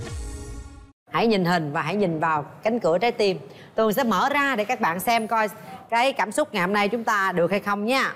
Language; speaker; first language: Vietnamese; native; Vietnamese